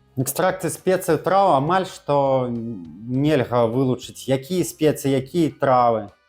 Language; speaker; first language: Belarusian; non-native, local second language; Russian